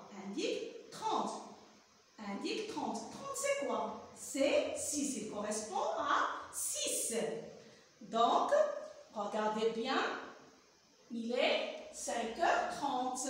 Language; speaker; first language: French; non-native, local second language; Arabic